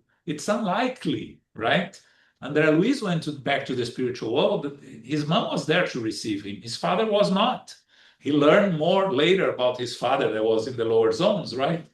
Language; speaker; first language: English; non-native, fluent; Portuguese